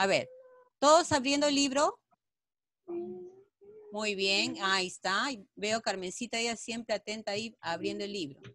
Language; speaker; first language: Spanish; native; Spanish